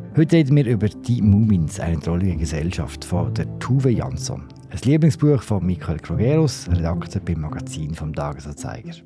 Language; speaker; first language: German; native; German